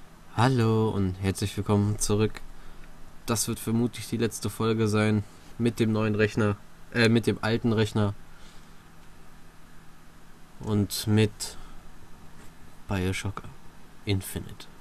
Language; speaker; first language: German; native; German